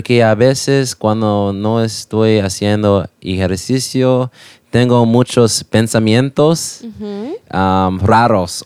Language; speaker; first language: Spanish; non-native, learner; English